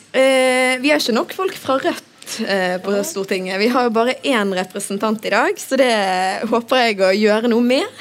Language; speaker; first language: Norwegian; native; Norwegian